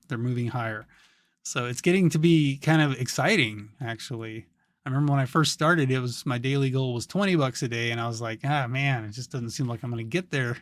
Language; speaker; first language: English; native; English